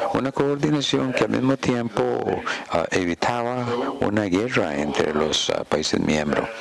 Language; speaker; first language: Spanish; non-native, fluent; German